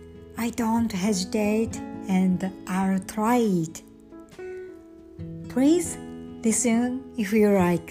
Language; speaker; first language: English; non-native, learner; Japanese